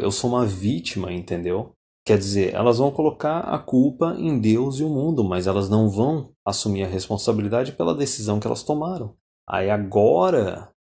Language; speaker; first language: Portuguese; native; Portuguese